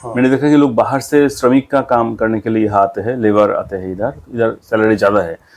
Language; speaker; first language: Hindi; non-native, local second language; Bangla